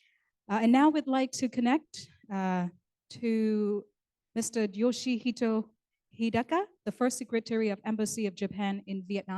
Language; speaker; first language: English; non-native, local second language; Vietnamese